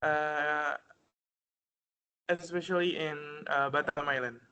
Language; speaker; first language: English; non-native, fluent; Indonesian